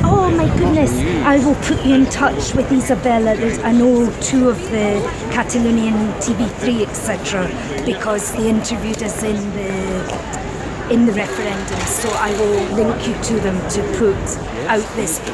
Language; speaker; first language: English; native; English